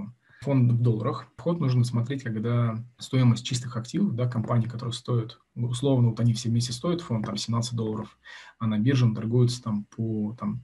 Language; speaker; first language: Russian; native; Russian